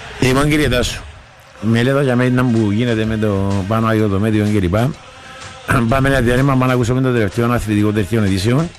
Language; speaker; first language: Greek; native; Greek